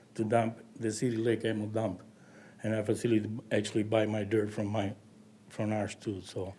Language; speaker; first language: English; non-native, learner; Spanish